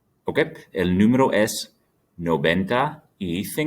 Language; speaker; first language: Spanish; non-native, fluent; English